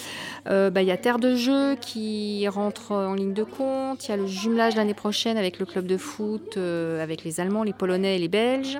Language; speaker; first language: French; native; French